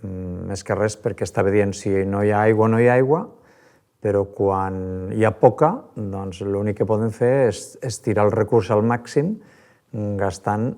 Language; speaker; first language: Catalan; native; Catalan